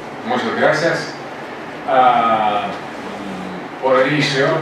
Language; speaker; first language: Spanish; non-native, fluent; Russian